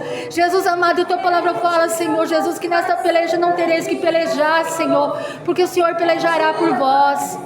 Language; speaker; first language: Portuguese; native; Portuguese